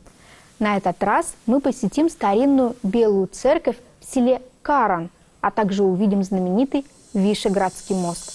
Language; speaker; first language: Russian; native; Russian